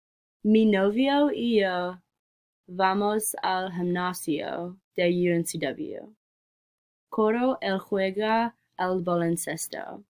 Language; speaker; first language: Spanish; non-native, learner; English